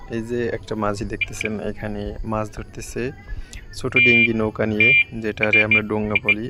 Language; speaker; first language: Bangla; native; Bangla